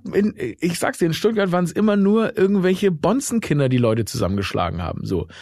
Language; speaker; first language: German; native; German